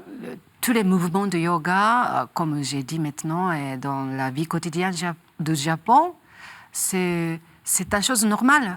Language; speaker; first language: French; non-native, learner; Japanese